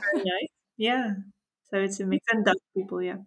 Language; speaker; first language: English; non-native, fluent; Dutch